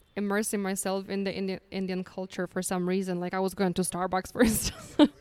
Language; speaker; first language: English; non-native, fluent; Polish